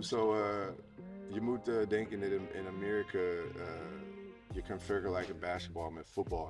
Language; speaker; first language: Dutch; non-native, fluent; English